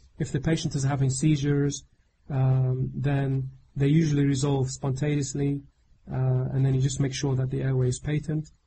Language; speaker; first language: English; non-native, fluent; Arabic